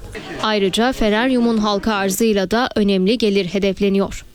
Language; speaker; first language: Turkish; native; Turkish